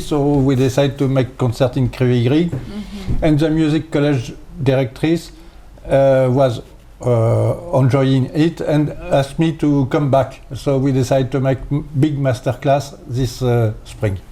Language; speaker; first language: English; non-native, learner; French